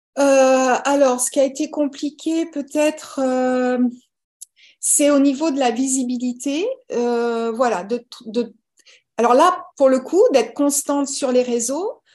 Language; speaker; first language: French; early bilingual, other home language; English